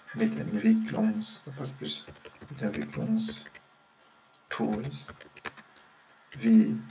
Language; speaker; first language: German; non-native, fluent; French